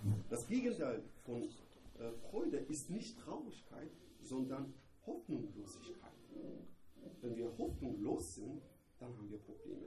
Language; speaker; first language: German; non-native, learner; Persian